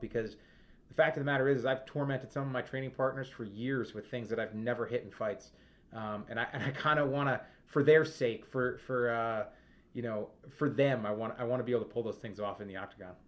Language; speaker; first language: English; native; English